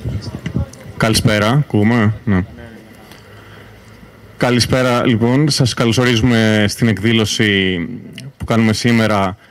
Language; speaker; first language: Greek; native; Greek